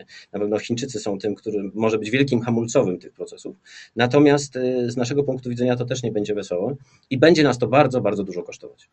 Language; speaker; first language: Polish; native; Polish